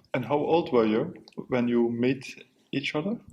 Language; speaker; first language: English; non-native, fluent; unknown